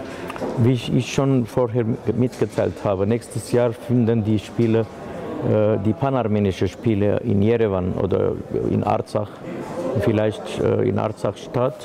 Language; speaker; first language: German; non-native, fluent; Armenian